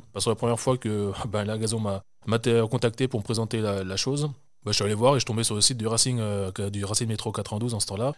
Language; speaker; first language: French; native; French